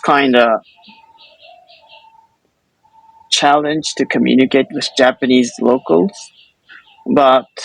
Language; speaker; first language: English; non-native, fluent; Japanese